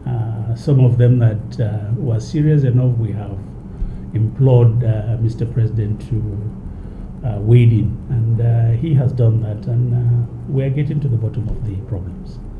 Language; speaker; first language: English; non-native, local second language; Hausa